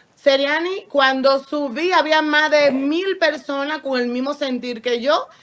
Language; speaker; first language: Spanish; native; Spanish